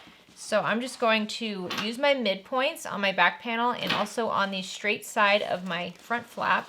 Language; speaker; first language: English; native; English